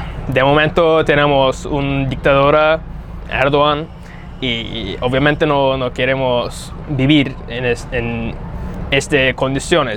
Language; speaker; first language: Spanish; non-native, fluent; Turkish